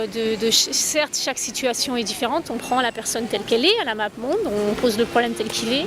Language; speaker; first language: French; native; French